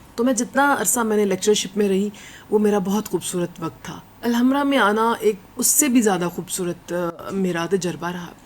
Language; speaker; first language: Urdu; non-native, local second language; Punjabi